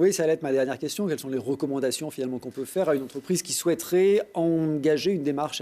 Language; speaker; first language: French; native; French